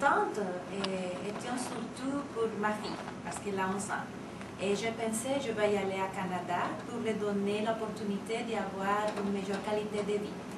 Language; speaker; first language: French; non-native, fluent; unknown